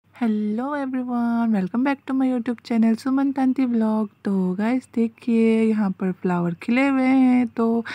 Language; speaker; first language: Hindi; native; Hindi